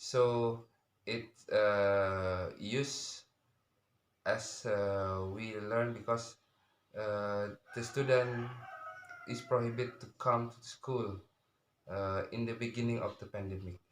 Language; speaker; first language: English; non-native, learner; Indonesian